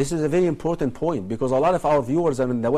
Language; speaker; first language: English; non-native, fluent; Arabic